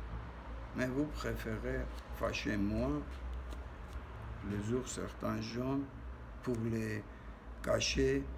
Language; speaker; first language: French; non-native, learner; Armenian